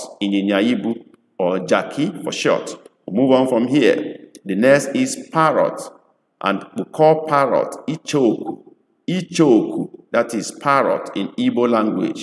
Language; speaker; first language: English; non-native, local second language; Igbo